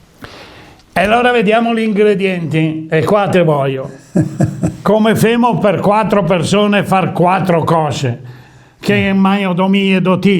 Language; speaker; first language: Italian; native; Italian